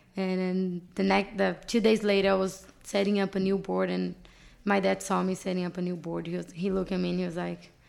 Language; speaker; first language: English; non-native, fluent; Portuguese